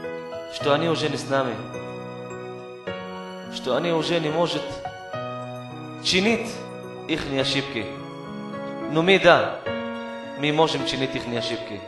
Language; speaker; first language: Russian; non-native, learner; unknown